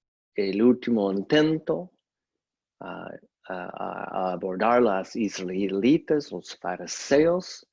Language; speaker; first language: Spanish; non-native, fluent; English